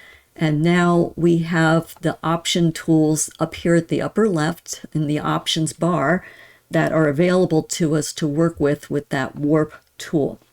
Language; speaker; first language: English; native; English